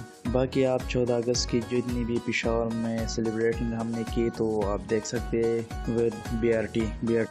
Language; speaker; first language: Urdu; non-native, local second language; Pashto